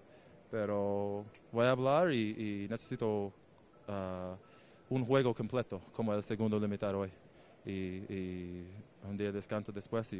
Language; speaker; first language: Spanish; non-native, learner; English